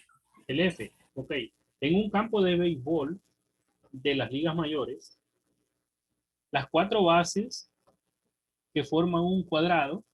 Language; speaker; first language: Spanish; native; Spanish